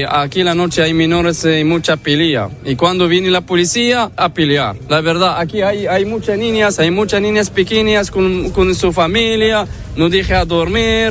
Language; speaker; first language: Spanish; non-native, learner; Arabic